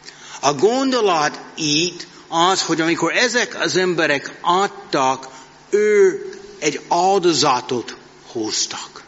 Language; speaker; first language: Hungarian; non-native, fluent; English